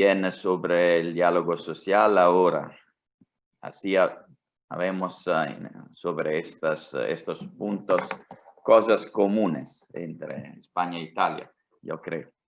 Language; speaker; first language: Spanish; non-native, fluent; Italian